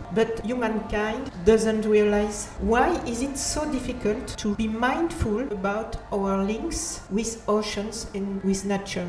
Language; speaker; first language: English; non-native, fluent; French